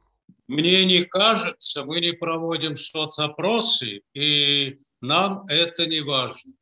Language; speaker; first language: Russian; native; Russian